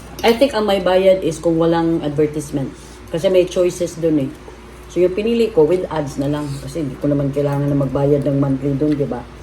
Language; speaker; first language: Filipino; native; Filipino